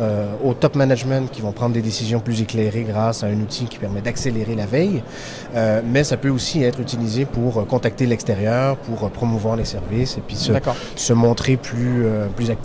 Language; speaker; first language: French; native; French